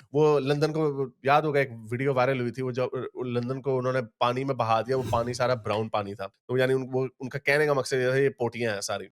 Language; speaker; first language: Urdu; native; Urdu